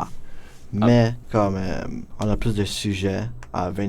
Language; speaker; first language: French; non-native, local second language; English